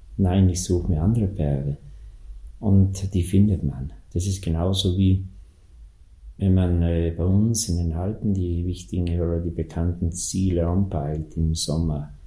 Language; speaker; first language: German; native; German